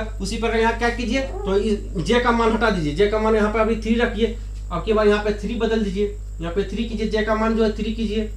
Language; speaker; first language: Hindi; native; Hindi